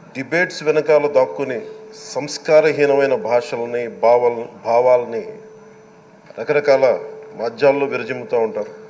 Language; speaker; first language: Telugu; native; Telugu